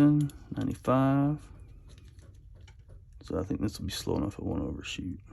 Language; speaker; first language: English; native; English